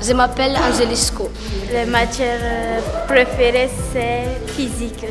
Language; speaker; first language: French; non-native, learner; Malagasy